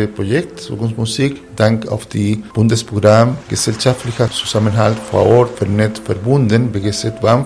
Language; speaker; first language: German; non-native, fluent; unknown